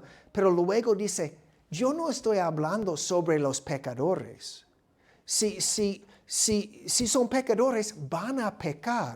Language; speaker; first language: Spanish; non-native, fluent; English